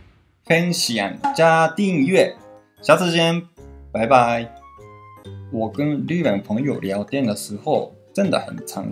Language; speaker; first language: Chinese; non-native, fluent; Japanese